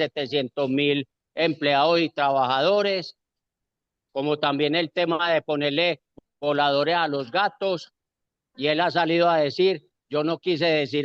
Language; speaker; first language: Spanish; native; Spanish